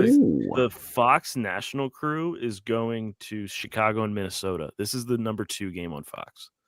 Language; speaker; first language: English; native; English